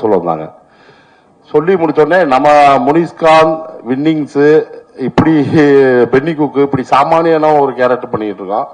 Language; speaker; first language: Tamil; native; Tamil